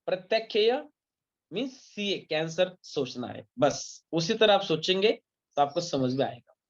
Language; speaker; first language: Hindi; non-native, local second language; Marathi